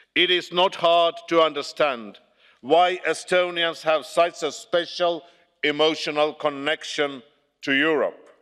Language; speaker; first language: English; non-native, fluent; Estonian